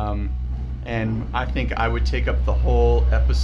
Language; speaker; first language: English; native; English